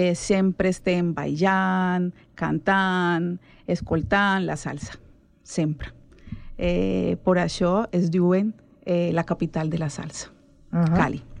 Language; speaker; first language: Catalan; non-native, learner; Spanish